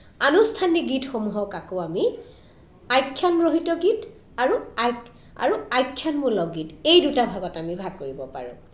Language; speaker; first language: Assamese; native; Assamese